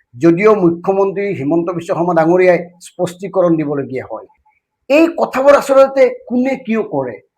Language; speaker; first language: Assamese; native; Assamese